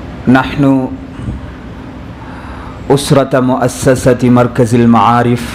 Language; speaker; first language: Arabic; non-native, fluent; Urdu